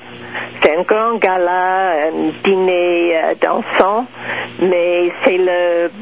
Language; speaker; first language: French; non-native, local second language; English